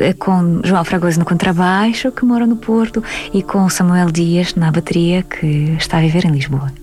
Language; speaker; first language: Portuguese; non-native, fluent; Russian